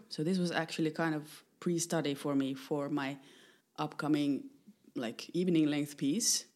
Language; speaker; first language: English; non-native, fluent; Finnish